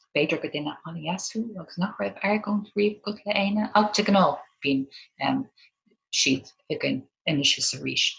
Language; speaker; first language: Irish; non-native, local second language; English